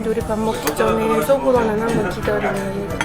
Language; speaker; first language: Korean; non-native, fluent; Uzbek